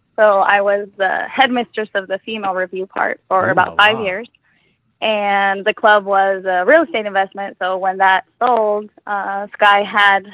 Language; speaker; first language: English; early bilingual, other home language; Spanish